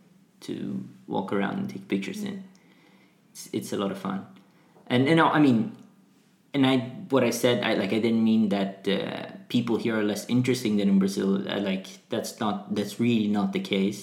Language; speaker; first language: English; non-native, fluent; Portuguese